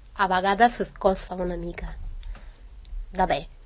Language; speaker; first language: Catalan; non-native, learner; Romanian